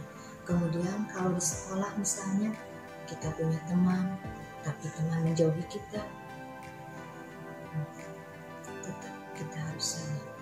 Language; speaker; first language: Indonesian; native; Indonesian